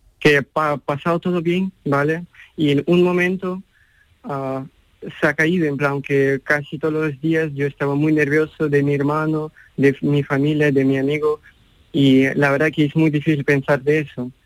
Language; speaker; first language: Spanish; non-native, learner; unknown